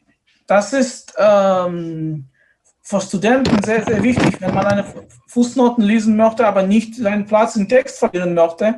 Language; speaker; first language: German; non-native, fluent; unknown